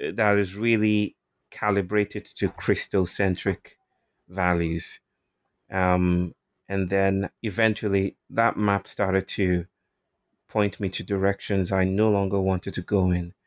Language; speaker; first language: English; non-native, local second language; Yoruba